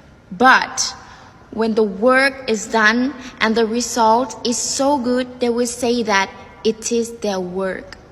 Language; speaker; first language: English; non-native, fluent; Thai